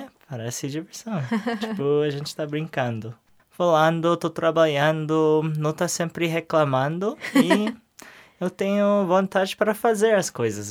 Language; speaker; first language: Portuguese; non-native, learner; English